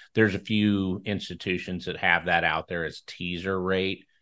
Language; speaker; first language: English; native; English